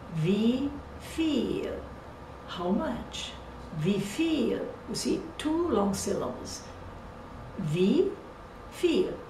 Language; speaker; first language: German; non-native, fluent; Portuguese